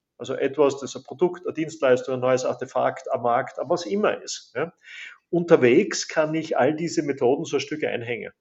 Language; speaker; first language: German; native; German